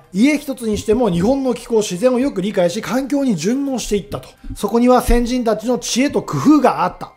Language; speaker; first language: Japanese; native; Japanese